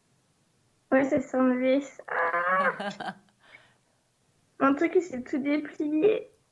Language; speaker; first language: French; native; French